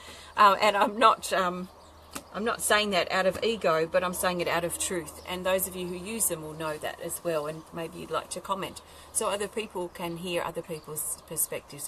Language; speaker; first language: English; native; English